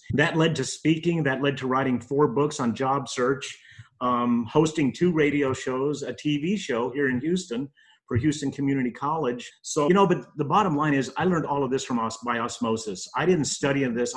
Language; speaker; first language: English; native; English